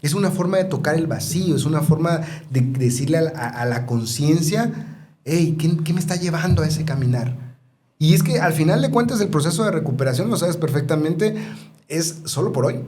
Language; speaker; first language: Spanish; native; Spanish